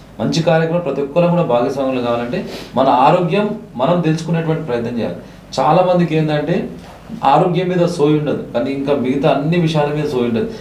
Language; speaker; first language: Telugu; native; Telugu